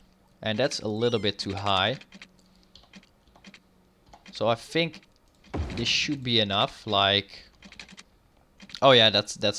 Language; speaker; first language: English; non-native, fluent; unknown